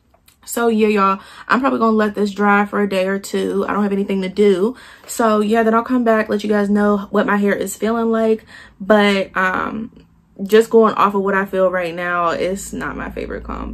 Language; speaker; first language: English; native; English